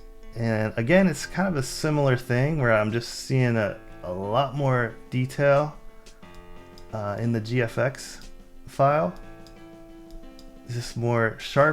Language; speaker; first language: English; native; English